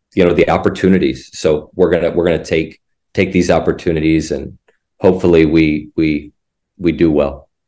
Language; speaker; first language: English; native; English